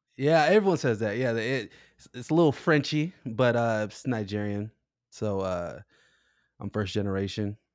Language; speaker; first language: English; native; English